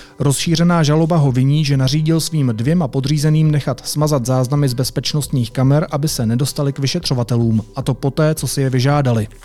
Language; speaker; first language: Czech; native; Czech